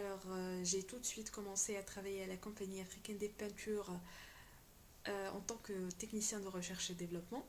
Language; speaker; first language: French; non-native, local second language; Arabic